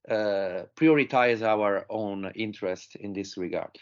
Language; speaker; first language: English; non-native, fluent; Italian